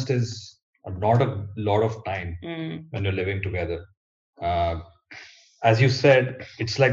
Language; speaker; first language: English; non-native, local second language; Kannada